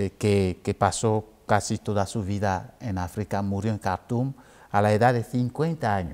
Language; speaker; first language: Spanish; non-native, fluent; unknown